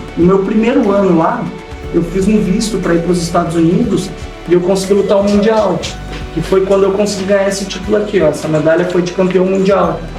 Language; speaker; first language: Portuguese; native; Portuguese